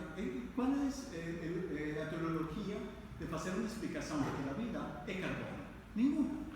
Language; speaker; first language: Portuguese; non-native, fluent; Spanish